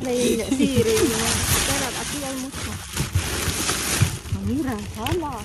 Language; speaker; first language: Spanish; non-native, learner; Filipino